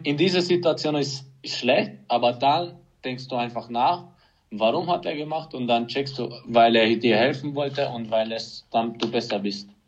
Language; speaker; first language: German; non-native, fluent; Hungarian